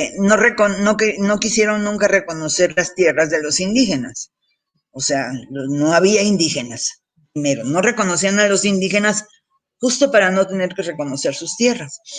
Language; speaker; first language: Spanish; early bilingual, heritage; Spanish